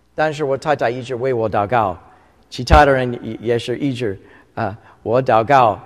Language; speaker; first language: Chinese; non-native, fluent; English